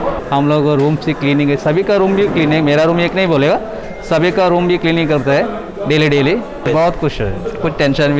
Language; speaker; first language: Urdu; non-native, local second language; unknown